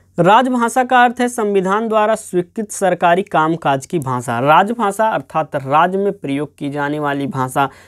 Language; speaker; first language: Hindi; native; Hindi